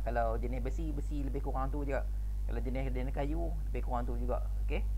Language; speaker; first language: Malay; native; Malay